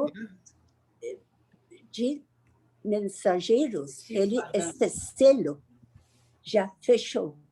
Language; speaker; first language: Portuguese; non-native, learner; Persian